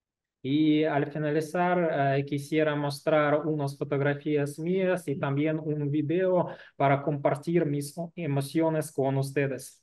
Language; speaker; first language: Spanish; non-native, learner; Russian